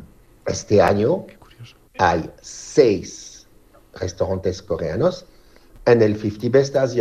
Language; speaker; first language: Spanish; non-native, fluent; French